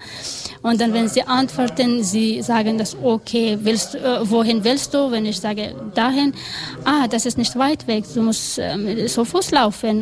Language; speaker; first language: German; non-native, learner; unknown